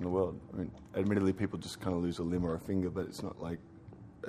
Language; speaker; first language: English; native; English